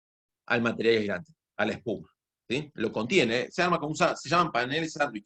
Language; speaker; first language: Spanish; native; Spanish